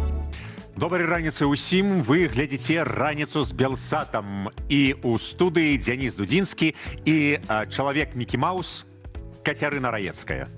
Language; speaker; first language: Belarusian; native; Belarusian